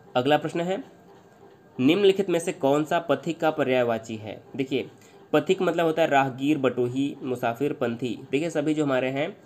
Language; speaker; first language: Hindi; native; Hindi